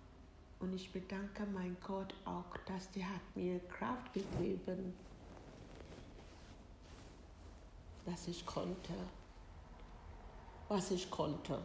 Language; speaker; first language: German; non-native, learner; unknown